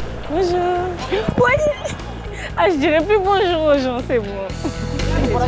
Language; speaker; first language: French; non-native, local second language; Comorian